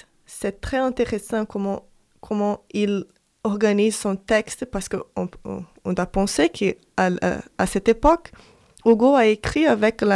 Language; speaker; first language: French; non-native, fluent; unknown